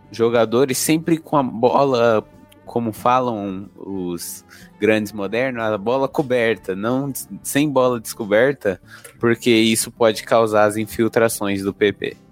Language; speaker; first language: Portuguese; native; Portuguese